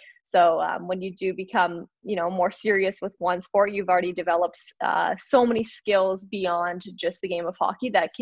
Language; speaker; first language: English; native; English